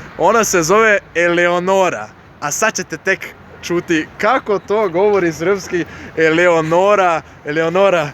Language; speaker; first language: Serbian; non-native, fluent; Portuguese